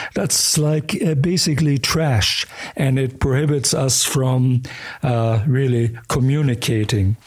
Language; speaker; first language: English; early bilingual, other home language; German